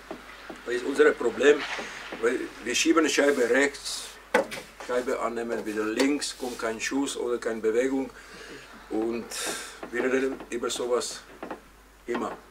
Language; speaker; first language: German; non-native, fluent; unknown